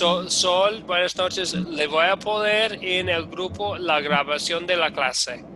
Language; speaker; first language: Spanish; non-native, fluent; English